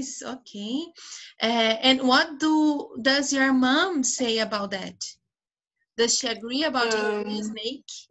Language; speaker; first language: English; non-native, fluent; Portuguese